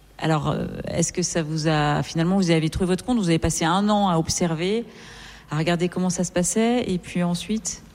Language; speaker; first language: French; native; French